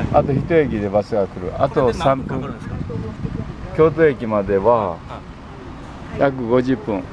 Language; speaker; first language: Japanese; native; Japanese